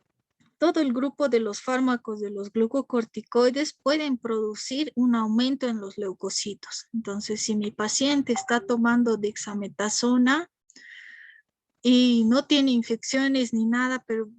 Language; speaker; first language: Spanish; native; Spanish